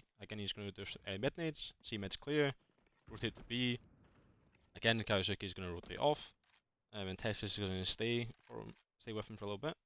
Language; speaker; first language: English; native; English